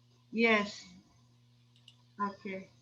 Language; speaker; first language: English; non-native, learner; Turkish